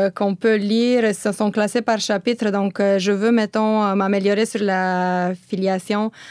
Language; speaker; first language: French; native; French